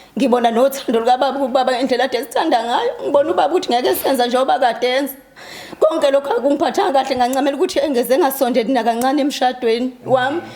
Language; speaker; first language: Zulu; native; Zulu